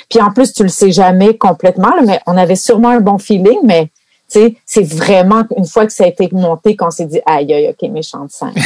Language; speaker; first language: French; native; French